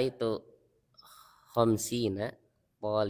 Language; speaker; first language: Arabic; non-native, learner; Indonesian